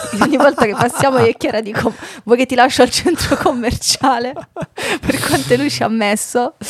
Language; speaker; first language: Italian; native; Italian